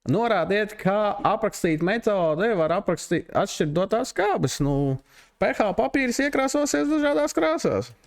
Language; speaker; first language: Latvian; non-native, local second language; Russian